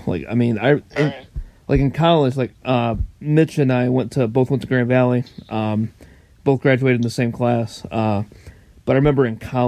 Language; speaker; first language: English; native; English